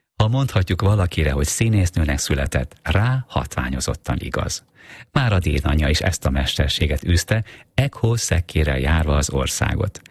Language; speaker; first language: Hungarian; native; Hungarian